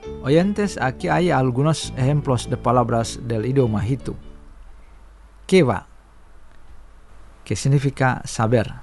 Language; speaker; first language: Spanish; non-native, fluent; Indonesian